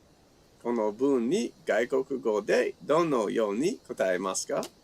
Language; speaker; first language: Japanese; non-native, fluent; English